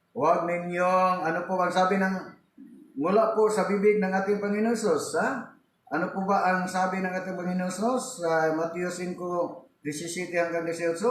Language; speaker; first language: Filipino; non-native, local second language; Cebuano